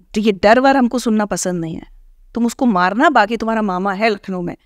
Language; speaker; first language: Hindi; native; Hindi